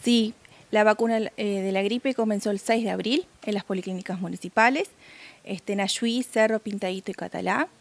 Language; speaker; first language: Spanish; native; Spanish